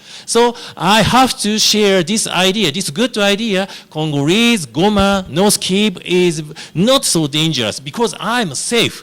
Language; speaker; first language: English; non-native, learner; Japanese